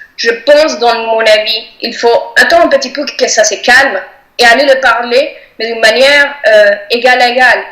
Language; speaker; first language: French; non-native, fluent; Spanish